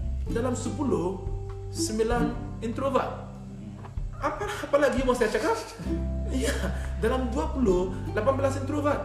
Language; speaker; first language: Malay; non-native, learner; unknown